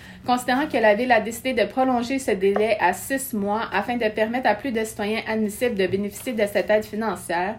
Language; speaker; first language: French; native; French